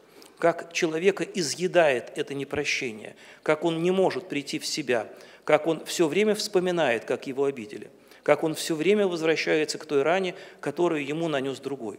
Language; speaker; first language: Russian; native; Russian